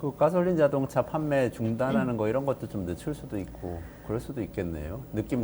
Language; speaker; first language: Korean; native; Korean